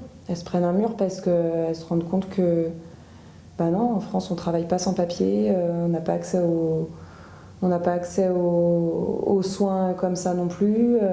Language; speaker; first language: French; native; French